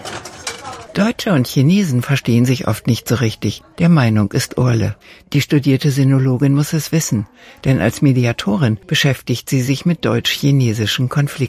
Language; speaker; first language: German; native; German